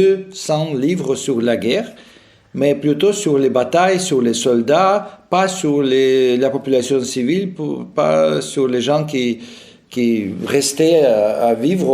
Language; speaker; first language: French; non-native, fluent; Russian